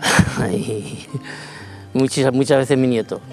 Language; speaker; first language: Spanish; native; Spanish